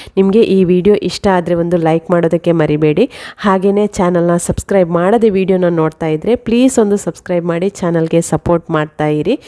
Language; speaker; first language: Kannada; non-native, local second language; Tulu